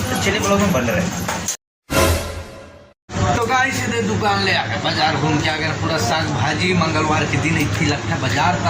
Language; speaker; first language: Hindi; non-native, local second language; Chhattisgarhi